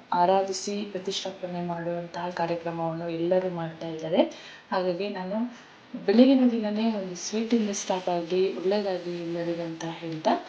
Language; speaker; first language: Kannada; native; Kannada